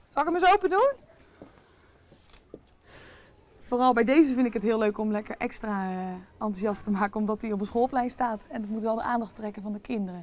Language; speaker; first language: Dutch; native; Dutch